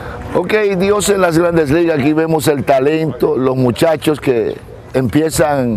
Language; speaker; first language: Spanish; native; Spanish